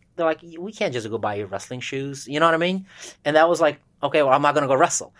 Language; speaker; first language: English; early bilingual, other home language; Russian